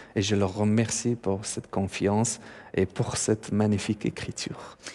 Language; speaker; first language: French; non-native, fluent; Persian